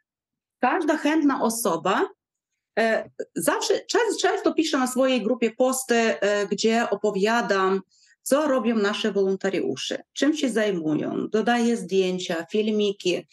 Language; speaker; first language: Polish; non-native, fluent; Ukrainian